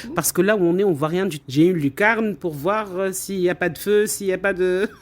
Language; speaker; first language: French; non-native, local second language; Arabic